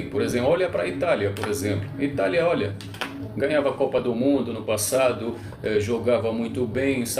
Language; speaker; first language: Portuguese; non-native, local second language; Arabic